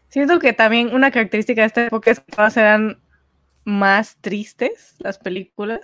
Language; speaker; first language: Spanish; native; Spanish